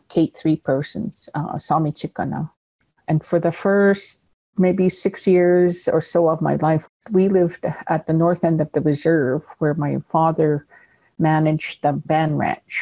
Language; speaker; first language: English; non-native, local second language; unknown